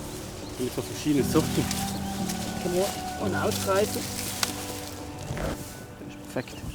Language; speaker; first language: German; native; German